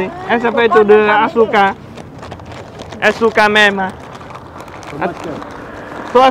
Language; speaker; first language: Vietnamese; native; Vietnamese